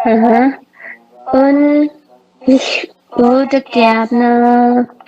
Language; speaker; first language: German; non-native, learner; Indonesian